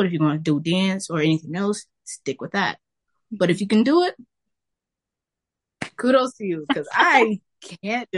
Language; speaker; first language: English; native; English